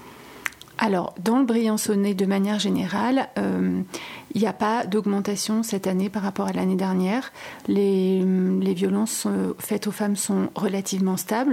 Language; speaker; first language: French; native; French